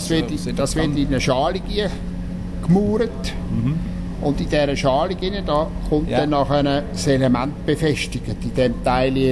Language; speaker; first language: German; native; German